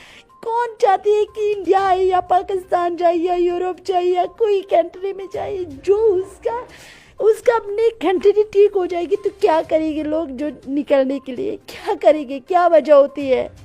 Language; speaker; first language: Hindi; non-native, fluent; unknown